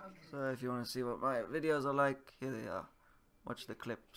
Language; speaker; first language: English; native; English